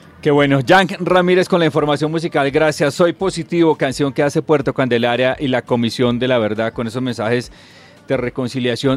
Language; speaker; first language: Spanish; native; Spanish